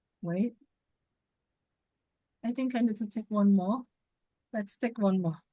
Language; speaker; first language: English; non-native, fluent; Indonesian